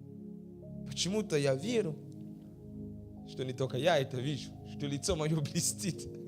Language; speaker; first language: Russian; non-native, fluent; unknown